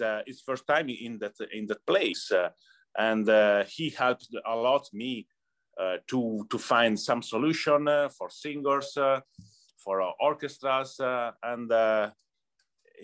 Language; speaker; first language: English; non-native, learner; Italian